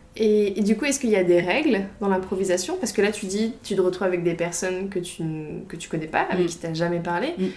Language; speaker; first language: French; native; French